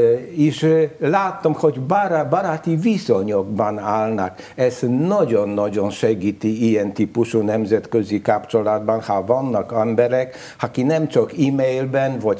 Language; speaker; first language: Hungarian; non-native, learner; Polish